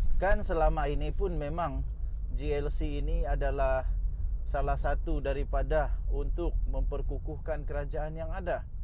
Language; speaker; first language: Malay; non-native, local second language; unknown